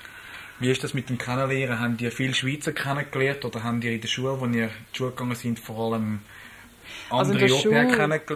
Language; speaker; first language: German; native; German